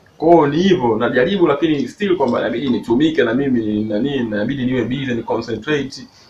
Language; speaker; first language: Swahili; native; Swahili